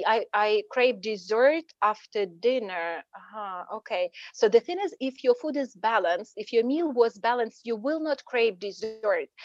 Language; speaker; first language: English; non-native, fluent; Ukrainian